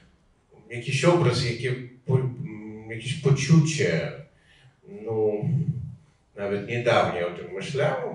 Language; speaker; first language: Polish; non-native, learner; Ukrainian